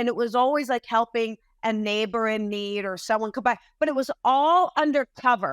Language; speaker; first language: English; native; English